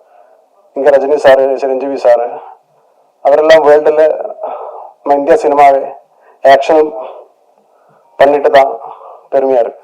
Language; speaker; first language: Tamil; non-native, learner; Malayalam